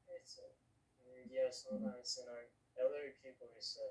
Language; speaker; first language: English; non-native, learner; Korean